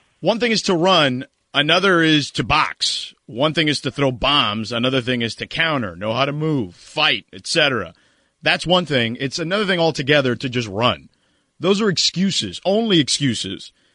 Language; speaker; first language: English; early bilingual, other home language; Spanish